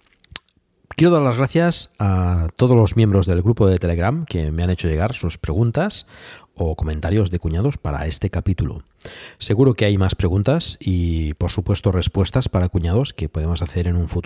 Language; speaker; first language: Spanish; native; Spanish